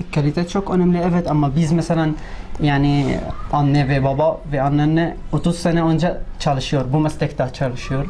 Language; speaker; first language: Turkish; non-native, learner; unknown